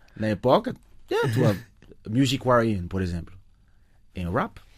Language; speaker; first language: Portuguese; non-native, fluent; French